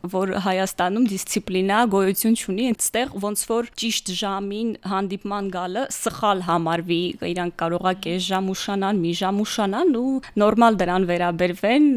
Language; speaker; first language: Armenian; early bilingual, heritage; Armenian